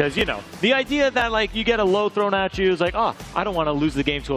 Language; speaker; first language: English; native; English